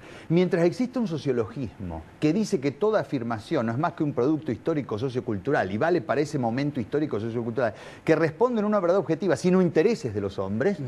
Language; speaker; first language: Spanish; native; Spanish